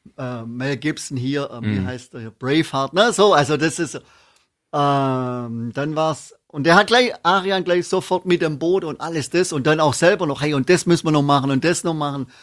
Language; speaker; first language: German; native; German